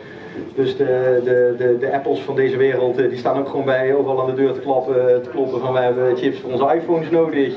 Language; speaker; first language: Dutch; native; Dutch